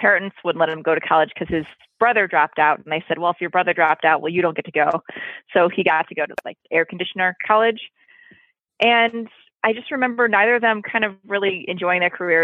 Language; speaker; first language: English; native; English